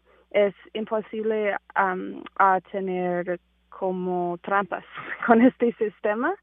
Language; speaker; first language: Spanish; non-native, fluent; English